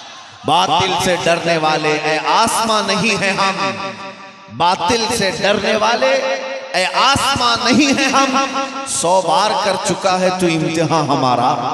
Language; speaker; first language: Urdu; native; Urdu